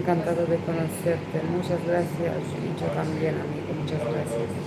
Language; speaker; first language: Spanish; non-native, learner; Romanian